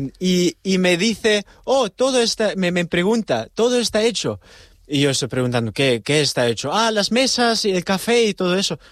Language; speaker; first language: Spanish; non-native, fluent; German